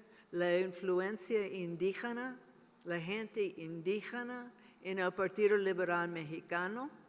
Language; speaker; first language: Spanish; non-native, learner; English